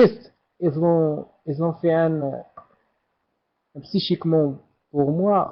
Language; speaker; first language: French; non-native, learner; Arabic